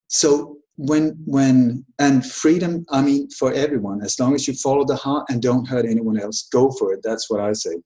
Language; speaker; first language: English; early bilingual, other home language; Danish